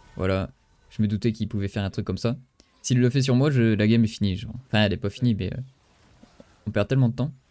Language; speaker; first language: French; native; French